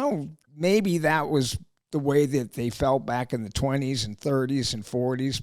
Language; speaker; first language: English; native; English